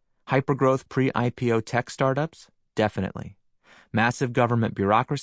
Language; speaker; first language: English; native; English